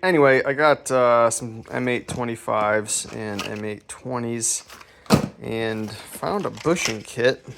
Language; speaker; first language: English; native; English